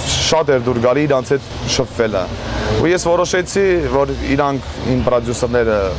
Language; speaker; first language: Armenian; early bilingual, heritage; Armenian